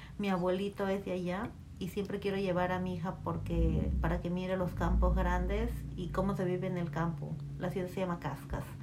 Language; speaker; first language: Spanish; native; Spanish